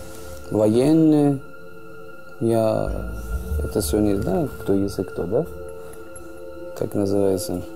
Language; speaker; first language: Russian; non-native, learner; Persian